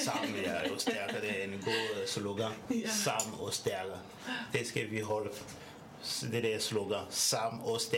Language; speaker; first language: Danish; non-native, fluent; French